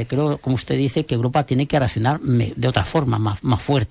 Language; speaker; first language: Spanish; native; Spanish